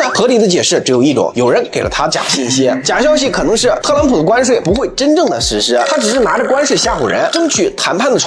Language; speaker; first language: Chinese; native; Chinese